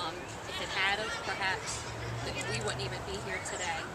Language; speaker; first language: English; native; English